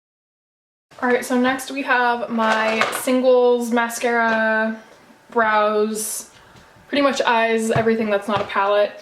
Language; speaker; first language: English; native; English